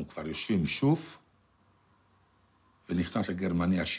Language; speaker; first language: Hebrew; non-native, fluent; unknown